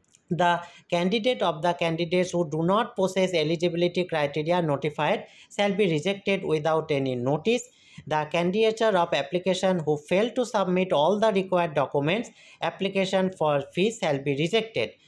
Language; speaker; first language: English; non-native, local second language; Bangla